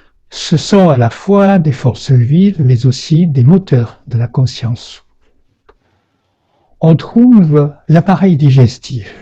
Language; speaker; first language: French; native; French